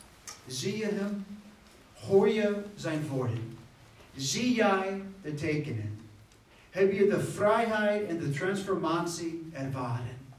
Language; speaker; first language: Dutch; non-native, fluent; English